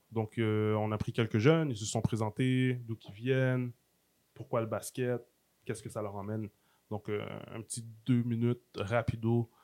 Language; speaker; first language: French; native; French